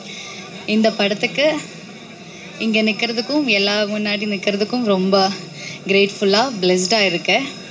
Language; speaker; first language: Tamil; non-native, learner; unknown